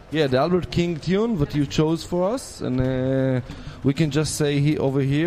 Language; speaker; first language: English; non-native, fluent; Hebrew